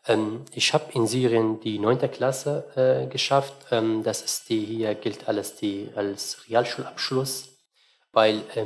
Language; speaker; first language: German; non-native, fluent; Arabic